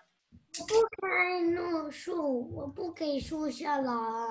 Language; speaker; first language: Chinese; early bilingual, heritage; Chinese